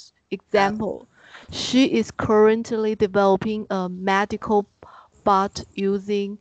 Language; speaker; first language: English; non-native, learner; Chinese